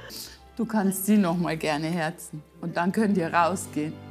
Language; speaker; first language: German; native; German